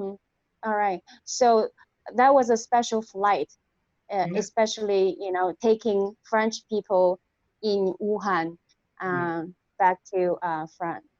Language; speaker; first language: English; non-native, fluent; Chinese